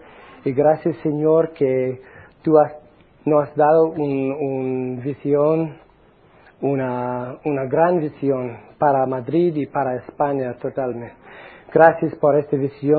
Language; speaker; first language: Spanish; non-native, fluent; English